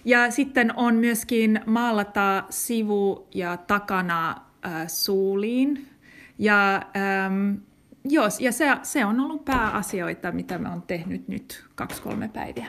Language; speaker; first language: Finnish; non-native, learner; English